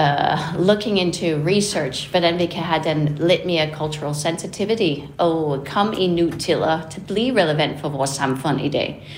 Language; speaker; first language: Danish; non-native, fluent; English